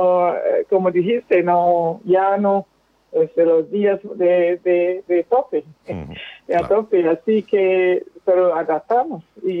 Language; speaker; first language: Spanish; non-native, fluent; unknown